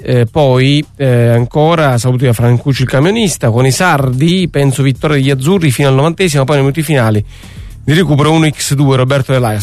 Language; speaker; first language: Italian; native; Italian